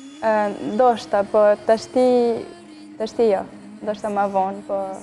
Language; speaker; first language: Albanian; early bilingual, heritage; French